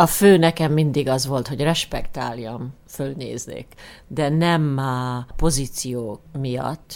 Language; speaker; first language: Hungarian; early bilingual, heritage; Hungarian